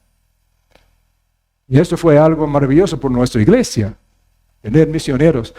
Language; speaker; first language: Spanish; non-native, fluent; English